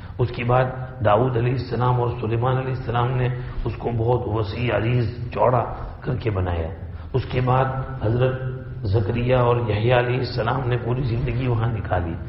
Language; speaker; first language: Urdu; non-native, local second language; Gujarati